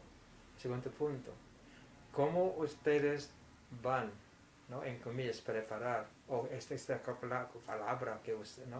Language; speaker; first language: Spanish; non-native, fluent; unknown